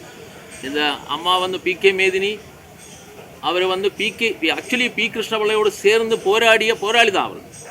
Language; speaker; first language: Tamil; non-native, learner; Malayalam